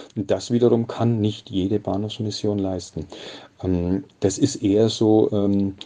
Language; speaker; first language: German; native; German